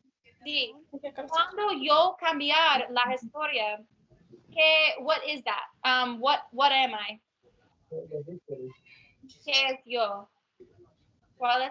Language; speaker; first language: Spanish; non-native, learner; English